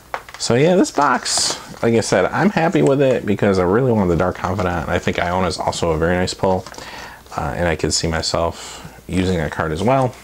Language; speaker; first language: English; native; English